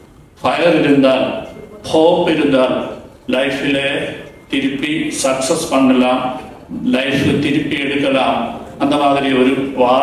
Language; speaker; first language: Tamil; non-native, learner; Malayalam